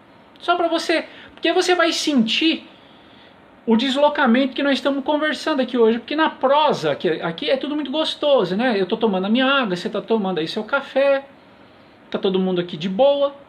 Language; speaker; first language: Portuguese; native; Portuguese